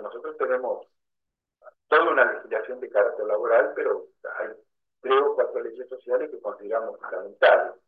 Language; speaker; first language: Spanish; native; Spanish